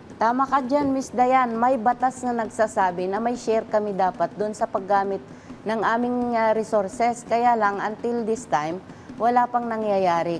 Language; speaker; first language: Filipino; non-native, local second language; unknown